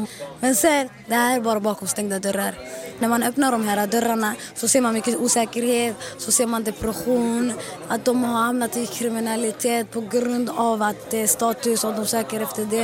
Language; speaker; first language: Swedish; early bilingual, other home language; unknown